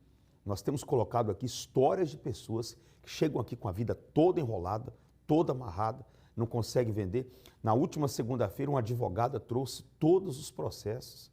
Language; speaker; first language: Portuguese; native; Portuguese